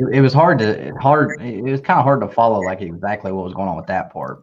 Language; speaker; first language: English; native; English